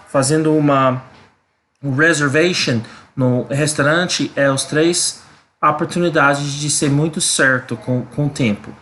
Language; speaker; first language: Portuguese; non-native, learner; English